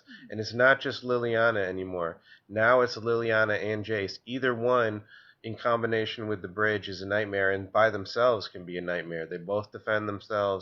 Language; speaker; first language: English; native; English